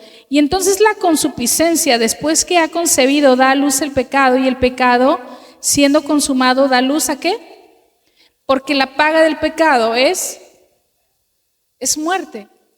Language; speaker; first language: Spanish; native; Spanish